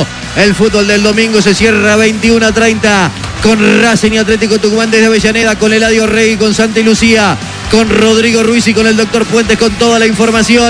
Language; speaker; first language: Spanish; native; Spanish